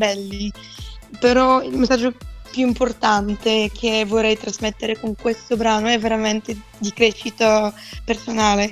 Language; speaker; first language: Italian; non-native, fluent; Bulgarian